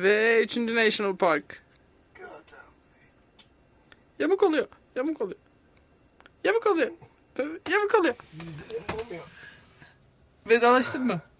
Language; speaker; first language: Turkish; native; Turkish